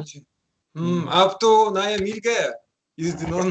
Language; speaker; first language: Hindi; non-native, fluent; Russian